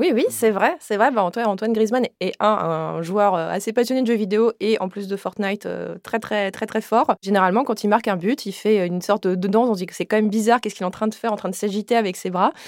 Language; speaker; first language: French; native; French